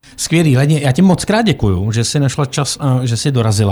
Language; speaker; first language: Czech; native; Czech